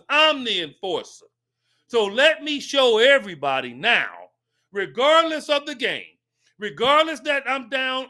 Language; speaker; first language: English; native; English